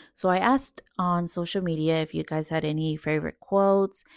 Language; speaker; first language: English; early bilingual, other home language; Spanish